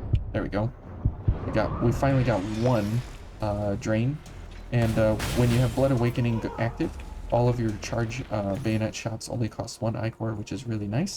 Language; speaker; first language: English; native; English